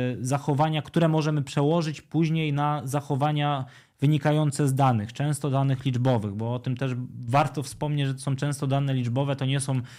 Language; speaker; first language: Polish; native; Polish